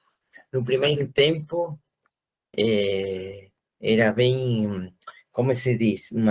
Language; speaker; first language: Portuguese; non-native, fluent; Spanish